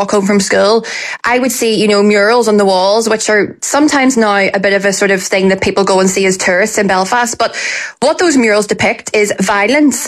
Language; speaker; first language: English; native; English